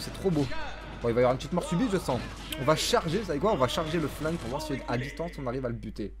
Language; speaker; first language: French; native; French